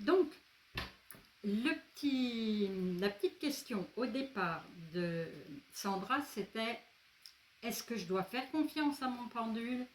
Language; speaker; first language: French; native; French